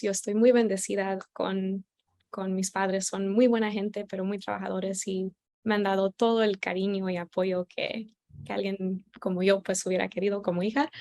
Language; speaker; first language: Spanish; early bilingual, heritage; Spanish